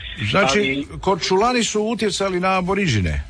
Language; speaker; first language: Serbian; native; Serbian